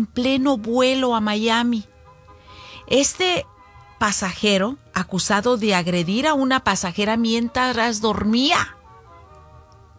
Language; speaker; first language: Spanish; native; Spanish